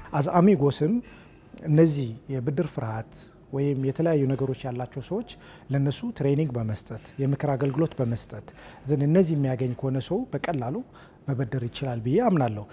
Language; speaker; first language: Amharic; native; Amharic